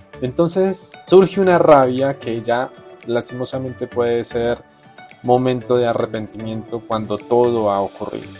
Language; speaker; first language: Spanish; native; Spanish